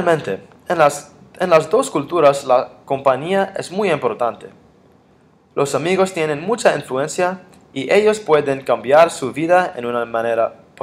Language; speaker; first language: Spanish; non-native, fluent; English